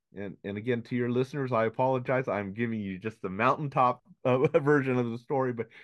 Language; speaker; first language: English; native; English